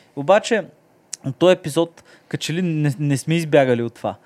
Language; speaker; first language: Bulgarian; native; Bulgarian